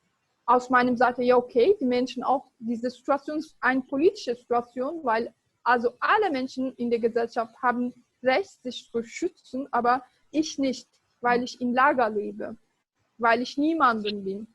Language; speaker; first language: German; non-native, fluent; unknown